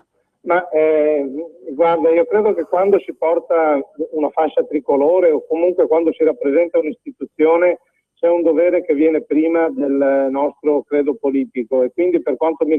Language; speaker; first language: Italian; native; Italian